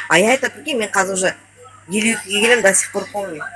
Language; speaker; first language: Russian; non-native, local second language; Kazakh